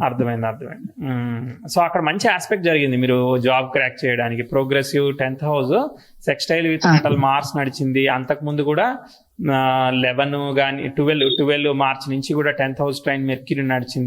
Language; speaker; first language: Telugu; native; Telugu